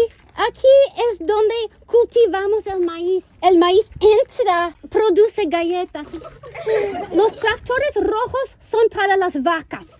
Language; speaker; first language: Spanish; non-native, fluent; English